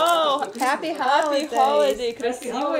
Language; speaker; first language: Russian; early bilingual, heritage; Russian